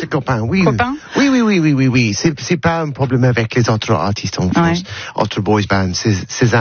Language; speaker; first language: French; non-native, learner; English